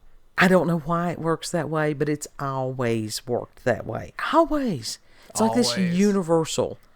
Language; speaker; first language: English; native; English